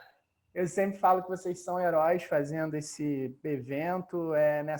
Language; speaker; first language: Portuguese; native; Portuguese